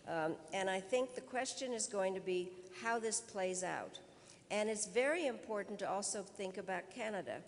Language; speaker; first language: English; early bilingual, other home language; Czech